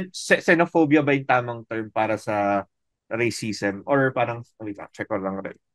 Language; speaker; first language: Filipino; native; Filipino